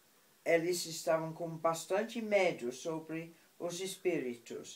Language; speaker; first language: Portuguese; non-native, fluent; English